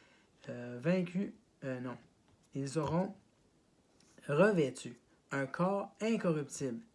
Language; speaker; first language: French; native; French